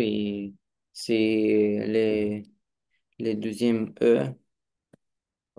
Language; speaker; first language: French; non-native, learner; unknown